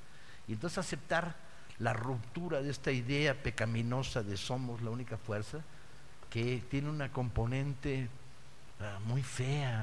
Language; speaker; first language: Spanish; native; Spanish